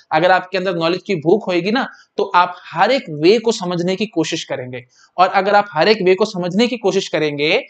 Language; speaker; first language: Hindi; native; Hindi